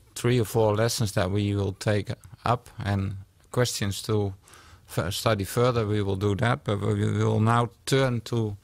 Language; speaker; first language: English; non-native, fluent; Dutch